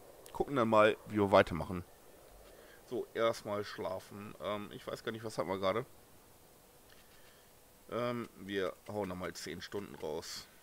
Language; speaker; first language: German; native; German